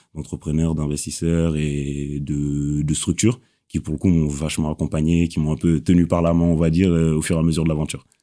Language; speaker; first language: French; non-native, local second language; Wolof